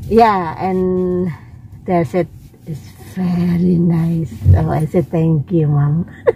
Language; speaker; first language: English; non-native, learner; Indonesian